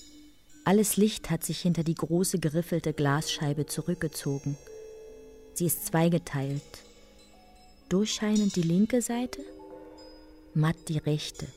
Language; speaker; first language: German; native; German